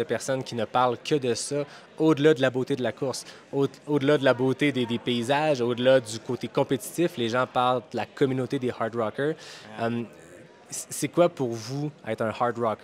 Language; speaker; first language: French; native; French